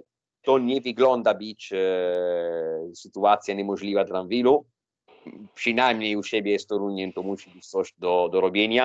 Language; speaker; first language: Polish; non-native, fluent; Italian